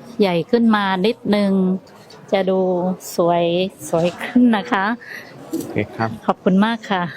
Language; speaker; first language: Thai; native; Thai